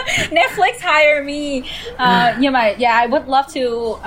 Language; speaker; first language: English; early bilingual, other home language; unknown